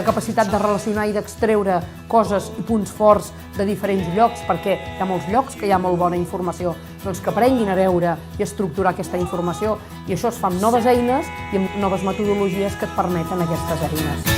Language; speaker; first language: Catalan; native; Catalan